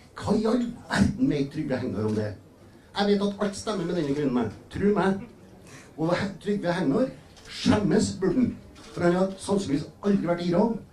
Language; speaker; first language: Norwegian; native; Norwegian